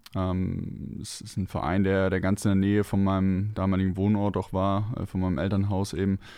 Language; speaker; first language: German; native; German